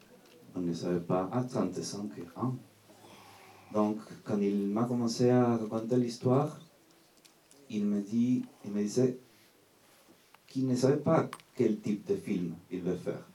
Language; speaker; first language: French; non-native, fluent; Spanish